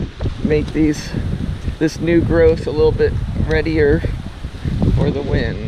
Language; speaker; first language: English; native; English